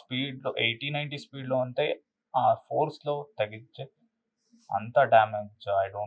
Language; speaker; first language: Telugu; non-native, local second language; Kannada